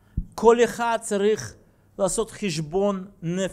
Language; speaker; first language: Hebrew; non-native, fluent; Russian